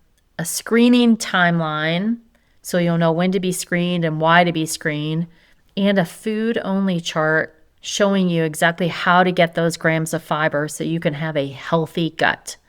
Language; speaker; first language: English; native; English